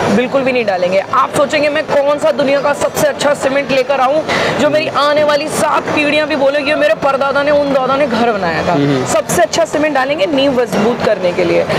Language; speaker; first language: Hindi; native; Hindi